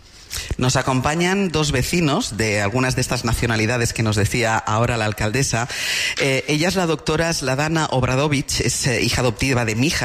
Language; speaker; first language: Spanish; native; Spanish